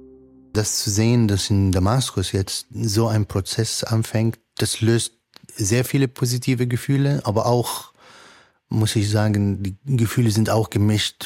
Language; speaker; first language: German; non-native, fluent; Arabic